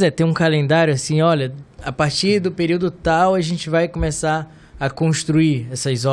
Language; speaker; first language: Portuguese; native; Portuguese